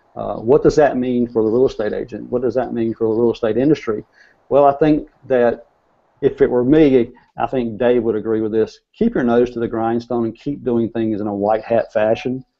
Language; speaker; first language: English; native; English